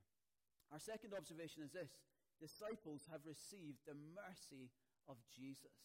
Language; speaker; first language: English; native; English